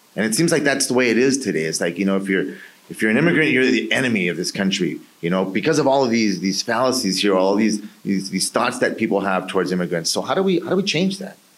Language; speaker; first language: English; native; English